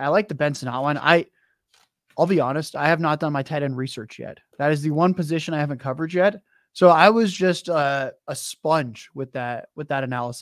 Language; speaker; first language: English; native; English